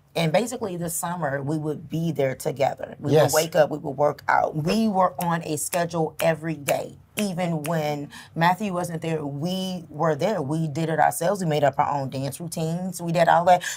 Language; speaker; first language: English; native; English